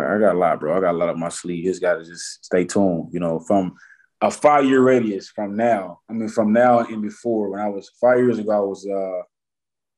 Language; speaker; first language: English; native; English